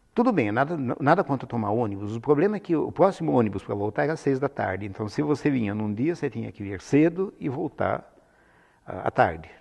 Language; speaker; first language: Portuguese; non-native, fluent; Italian